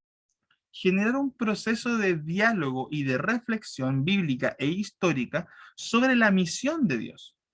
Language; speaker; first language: Spanish; native; Spanish